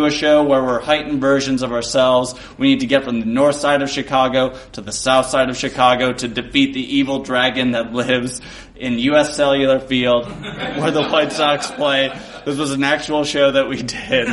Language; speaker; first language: English; native; English